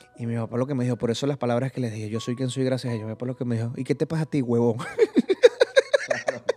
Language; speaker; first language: Spanish; native; Spanish